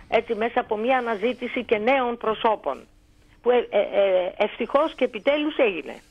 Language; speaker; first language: Greek; native; Greek